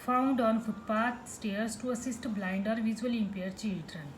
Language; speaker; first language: English; non-native, local second language; Punjabi